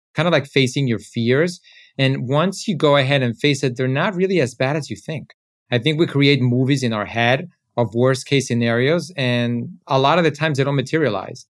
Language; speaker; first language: English; early bilingual, other home language; Spanish